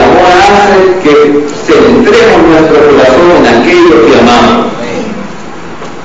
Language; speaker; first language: Spanish; native; Spanish